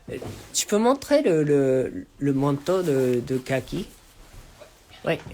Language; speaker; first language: French; non-native, learner; Japanese